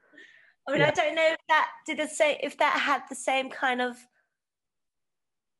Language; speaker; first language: English; native; English